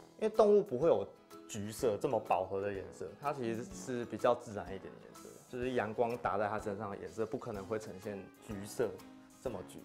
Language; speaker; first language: Chinese; native; Chinese